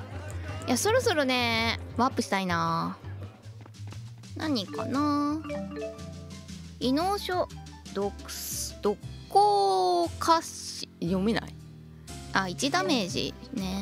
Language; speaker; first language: Japanese; native; Japanese